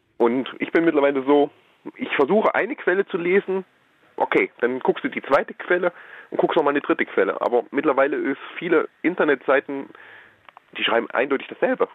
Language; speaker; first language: German; native; German